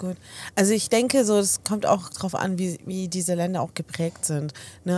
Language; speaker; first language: German; early bilingual, other home language; Arabic